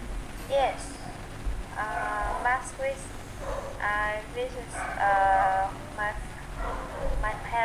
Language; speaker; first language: English; non-native, learner; Vietnamese